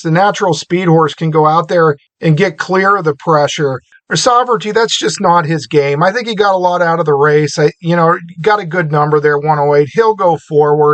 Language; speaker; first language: English; native; English